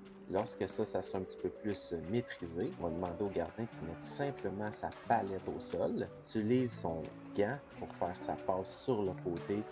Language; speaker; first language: French; native; French